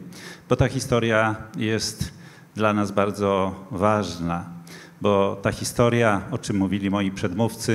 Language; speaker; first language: Polish; native; Polish